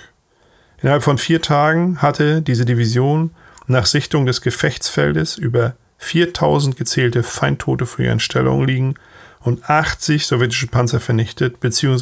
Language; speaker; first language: German; native; German